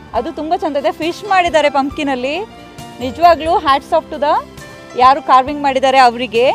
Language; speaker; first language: Kannada; non-native, local second language; Kodava